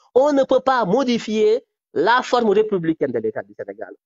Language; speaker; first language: French; non-native, local second language; Wolof